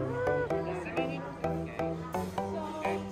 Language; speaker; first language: English; non-native, learner; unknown